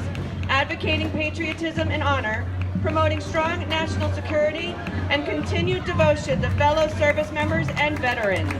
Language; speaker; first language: English; native; English